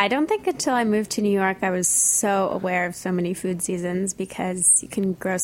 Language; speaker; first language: English; native; English